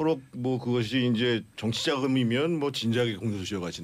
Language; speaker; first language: Korean; native; Korean